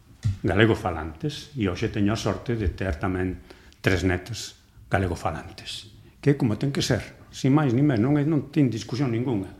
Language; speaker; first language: Galician; non-native, local second language; Spanish